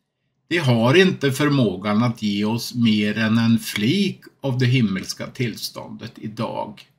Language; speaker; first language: Swedish; native; Swedish